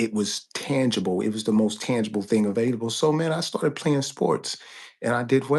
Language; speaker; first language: English; native; English